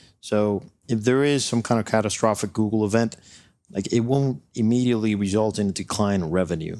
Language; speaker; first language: English; non-native, local second language; Spanish